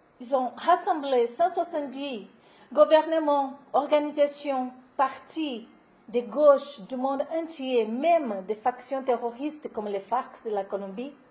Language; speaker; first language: French; non-native, fluent; Portuguese